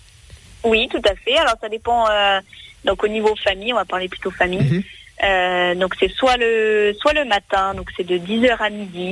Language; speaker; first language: French; native; French